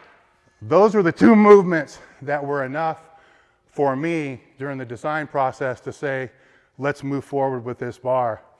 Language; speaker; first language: English; native; English